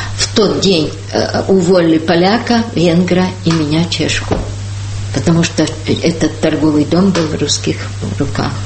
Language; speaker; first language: Russian; early bilingual, heritage; Russian